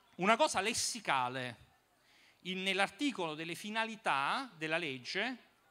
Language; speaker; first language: Italian; native; Italian